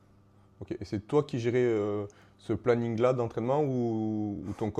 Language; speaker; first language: French; native; French